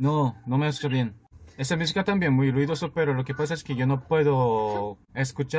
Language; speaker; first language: Spanish; non-native, learner; Korean